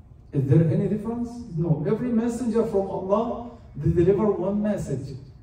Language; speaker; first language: English; non-native, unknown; Arabic